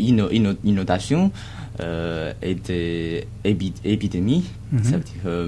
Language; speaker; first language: French; non-native, learner; Chinese